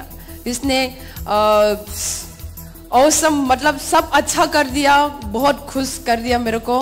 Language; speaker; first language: Hindi; non-native, local second language; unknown